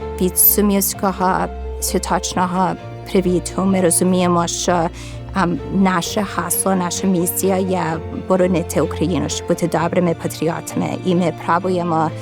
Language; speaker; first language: Ukrainian; early bilingual, heritage; Ukrainian